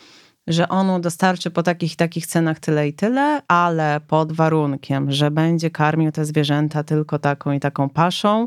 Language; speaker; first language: Polish; native; Polish